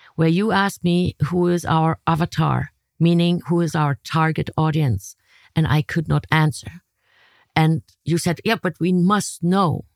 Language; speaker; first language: English; non-native, fluent; German